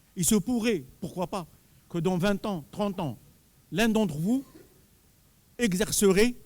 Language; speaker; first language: French; non-native, local second language; Arabic